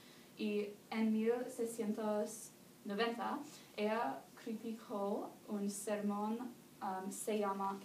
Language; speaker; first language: Spanish; non-native, learner; English